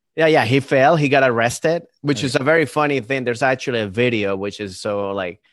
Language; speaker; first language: English; early bilingual, other home language; Spanish